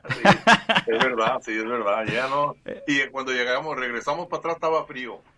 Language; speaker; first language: Spanish; early bilingual, heritage; Spanish